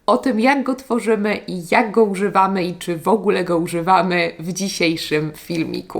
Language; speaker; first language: Polish; native; Polish